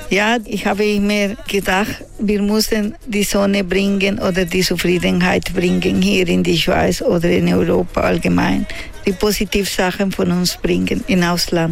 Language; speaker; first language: German; non-native, fluent; Spanish